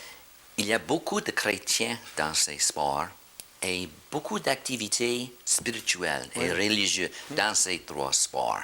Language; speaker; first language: French; non-native, fluent; English